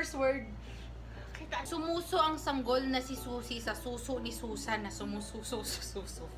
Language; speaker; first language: Filipino; non-native, local second language; Cebuano